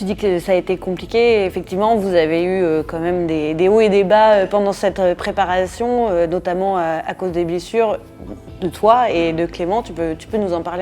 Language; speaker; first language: French; native; French